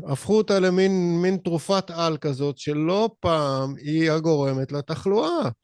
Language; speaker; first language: Hebrew; native; Hebrew